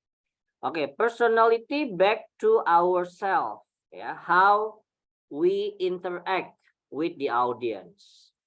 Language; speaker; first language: English; non-native, fluent; Indonesian